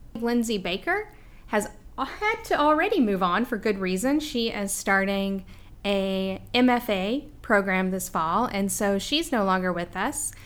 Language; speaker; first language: English; native; English